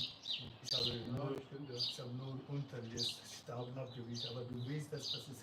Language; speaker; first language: German; non-native, fluent; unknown